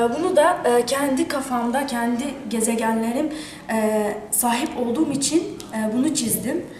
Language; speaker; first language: Turkish; early bilingual, other home language; Arabic